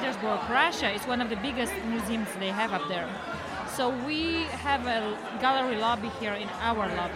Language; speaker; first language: English; non-native, fluent; Polish